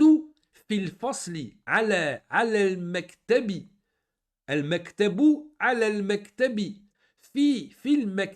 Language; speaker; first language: Arabic; non-native, fluent; French